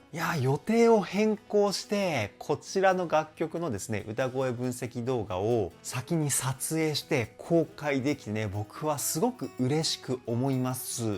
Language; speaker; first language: Japanese; native; Japanese